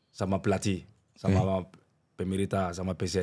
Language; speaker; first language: Indonesian; non-native, learner; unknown